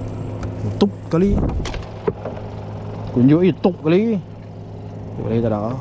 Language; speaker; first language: Malay; native; Malay